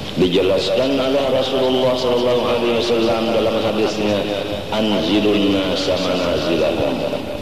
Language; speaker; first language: Malay; non-native, local second language; Banjar